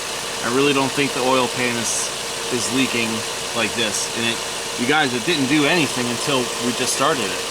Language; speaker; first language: English; native; English